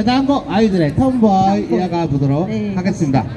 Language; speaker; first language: Korean; native; Korean